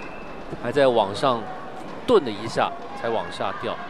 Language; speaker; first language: Chinese; native; Chinese